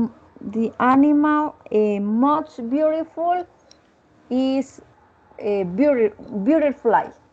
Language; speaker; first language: English; non-native, learner; Spanish